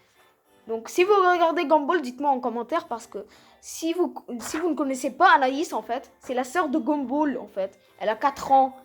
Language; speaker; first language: French; native; French